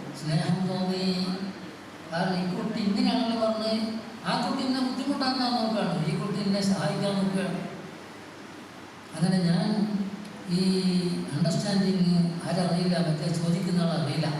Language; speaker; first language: Malayalam; native; Malayalam